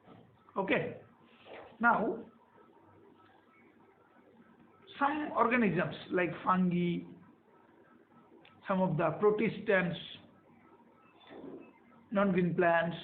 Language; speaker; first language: English; non-native, local second language; Bangla